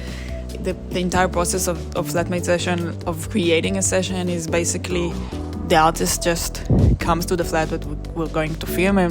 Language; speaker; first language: English; non-native, fluent; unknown